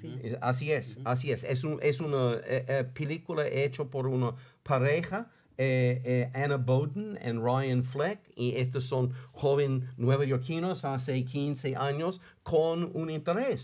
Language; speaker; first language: Spanish; non-native, fluent; English